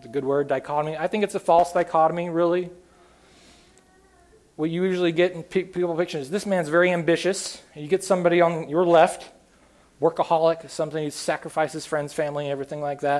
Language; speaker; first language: English; native; English